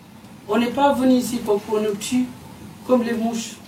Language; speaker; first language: French; non-native, fluent; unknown